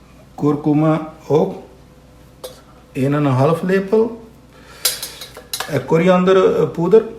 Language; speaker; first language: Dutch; non-native, learner; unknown